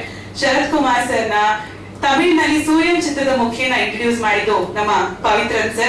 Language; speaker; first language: Kannada; native; Kannada